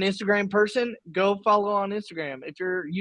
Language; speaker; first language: English; native; English